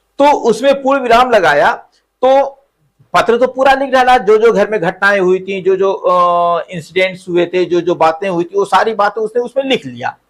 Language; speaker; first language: Hindi; native; Hindi